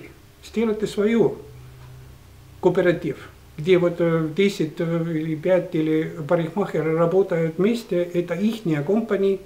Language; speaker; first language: Russian; non-native, local second language; Estonian